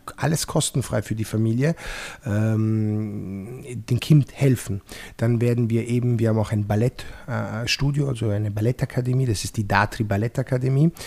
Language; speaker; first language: German; non-native, fluent; Italian